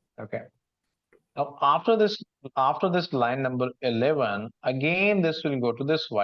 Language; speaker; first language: English; non-native, local second language; Hindi